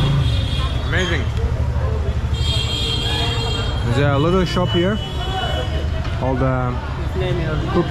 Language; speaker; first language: English; non-native, fluent; Azerbaijani